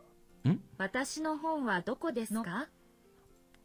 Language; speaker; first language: Japanese; non-native, learner; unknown